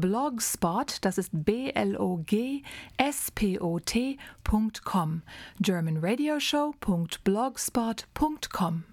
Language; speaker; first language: German; native; German